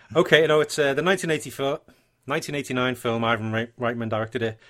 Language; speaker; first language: English; native; English